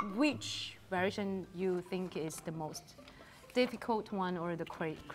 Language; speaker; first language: English; non-native, learner; Chinese